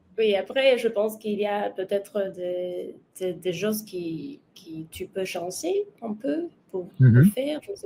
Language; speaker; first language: French; non-native, learner; Spanish